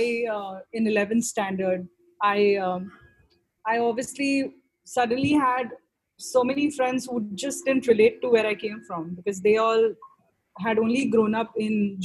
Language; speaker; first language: English; non-native, local second language; Hindi